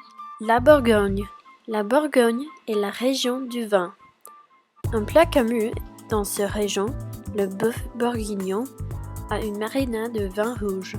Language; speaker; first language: French; non-native, learner; English